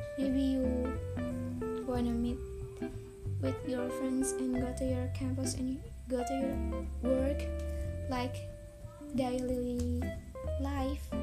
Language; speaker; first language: English; non-native, learner; Indonesian